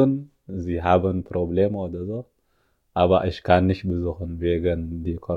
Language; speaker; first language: German; non-native, learner; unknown